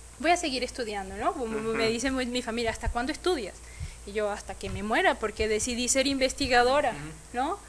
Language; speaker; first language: Spanish; native; Spanish